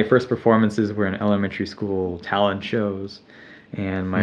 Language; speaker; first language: English; native; English